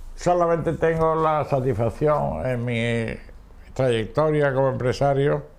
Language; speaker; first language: Spanish; native; Spanish